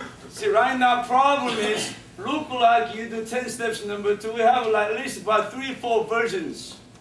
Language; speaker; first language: English; non-native, fluent; Korean